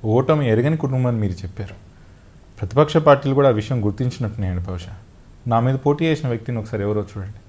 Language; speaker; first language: Telugu; native; Telugu